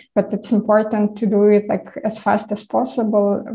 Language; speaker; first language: English; non-native, fluent; Ukrainian